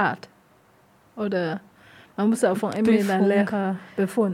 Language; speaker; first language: German; non-native, learner; Vietnamese